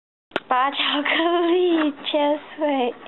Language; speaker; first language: Chinese; early bilingual, heritage; Chinese